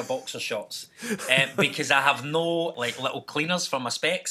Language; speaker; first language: English; native; English